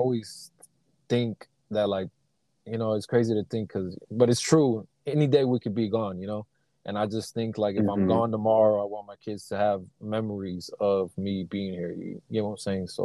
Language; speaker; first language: English; native; English